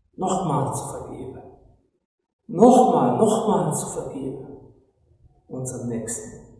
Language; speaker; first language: German; non-native, fluent; Turkish